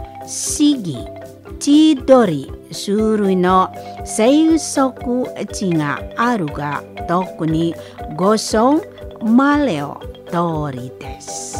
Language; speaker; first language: Japanese; non-native, fluent; Indonesian